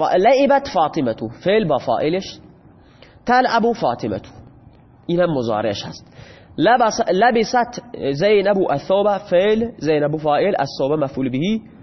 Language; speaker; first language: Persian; non-native, local second language; Baluchi